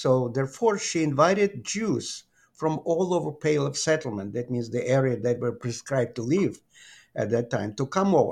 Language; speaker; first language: English; non-native, fluent; Ukrainian